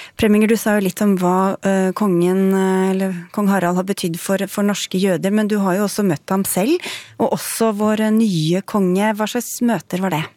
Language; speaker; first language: Norwegian; native; Norwegian